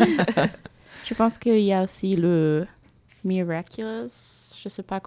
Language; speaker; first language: French; non-native, fluent; German